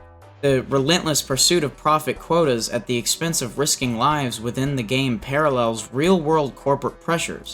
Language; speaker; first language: English; native; English